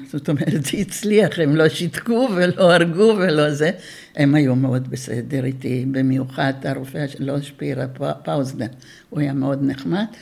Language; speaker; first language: Hebrew; early bilingual, other home language; Bulgarian